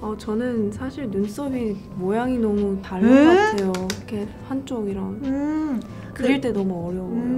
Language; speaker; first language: Korean; early bilingual, heritage; Korean